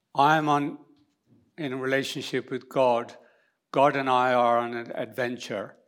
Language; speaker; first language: English; early bilingual, other home language; Urdu